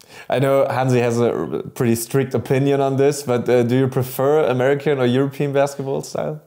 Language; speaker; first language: English; non-native, fluent; German